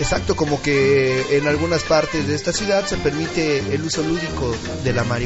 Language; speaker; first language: Spanish; native; Spanish